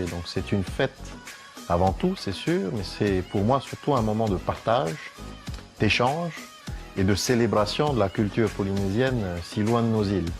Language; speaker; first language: French; native; French